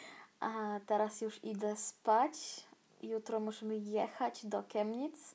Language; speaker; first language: Polish; non-native, learner; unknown